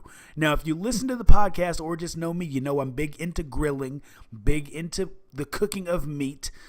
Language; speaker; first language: English; native; English